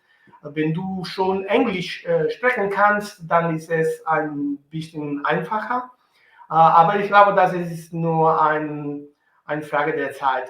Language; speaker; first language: German; non-native, fluent; Italian